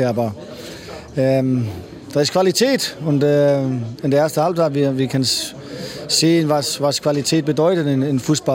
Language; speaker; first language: German; non-native, fluent; Danish